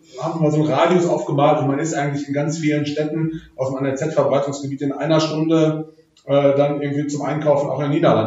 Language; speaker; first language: German; native; German